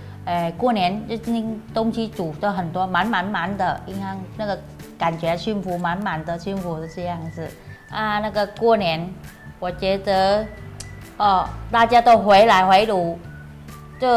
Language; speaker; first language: Chinese; non-native, learner; Vietnamese